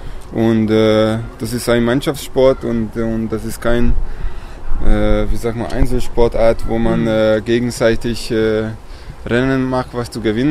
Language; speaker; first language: German; non-native, learner; Hungarian